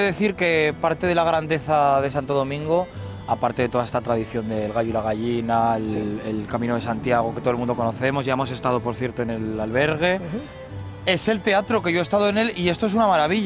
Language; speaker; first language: Spanish; native; Spanish